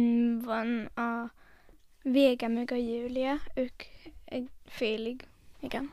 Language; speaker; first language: Hungarian; early bilingual, heritage; Hungarian